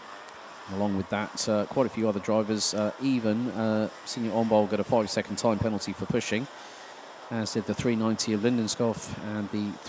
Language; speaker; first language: English; non-native, fluent; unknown